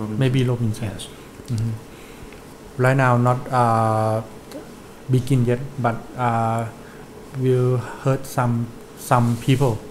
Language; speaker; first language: English; non-native, learner; Thai